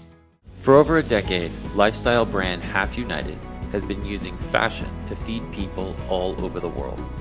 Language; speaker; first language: English; native; English